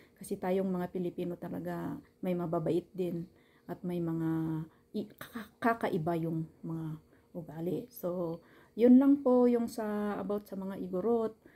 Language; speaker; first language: Filipino; non-native, local second language; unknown